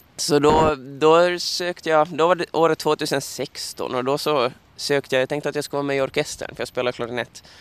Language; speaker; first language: Swedish; native; Swedish